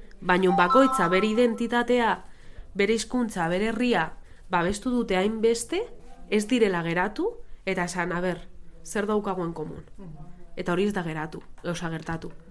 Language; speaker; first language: Basque; non-native, local second language; Spanish